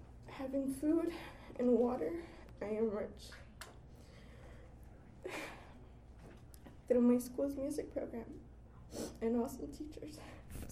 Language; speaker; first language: English; early bilingual, other home language; Spanish